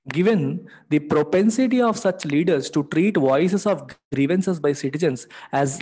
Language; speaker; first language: English; non-native, local second language; Telugu